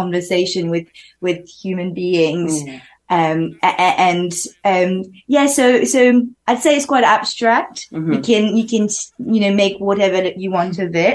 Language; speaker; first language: English; non-native, fluent; French